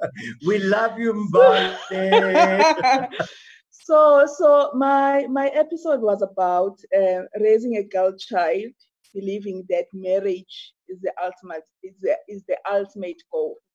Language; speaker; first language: English; non-native, local second language; Zulu